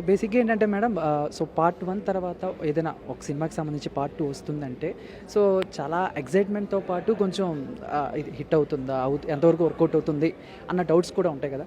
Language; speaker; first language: Telugu; native; Telugu